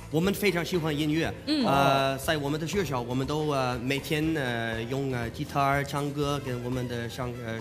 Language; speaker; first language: Chinese; non-native, learner; Danish